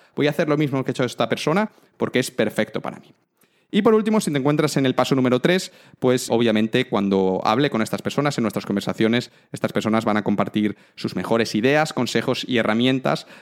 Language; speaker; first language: Spanish; native; Spanish